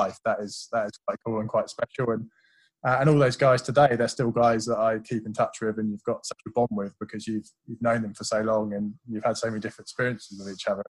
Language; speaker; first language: English; native; English